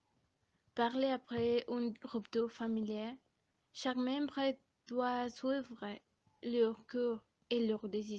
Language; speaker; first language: French; non-native, learner; Spanish